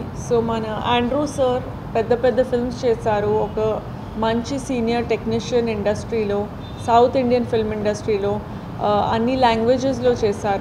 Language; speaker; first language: Telugu; non-native, learner; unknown